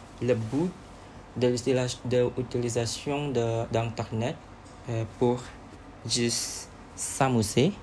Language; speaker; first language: French; non-native, learner; Indonesian